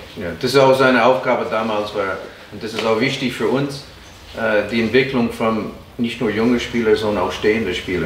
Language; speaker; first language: German; non-native, fluent; English